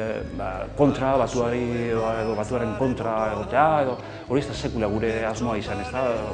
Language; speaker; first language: Basque; native; Basque